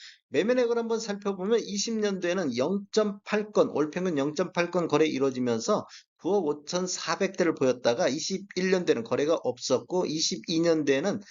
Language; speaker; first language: Korean; native; Korean